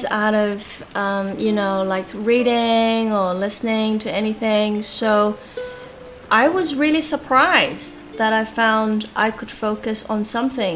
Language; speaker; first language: English; native; English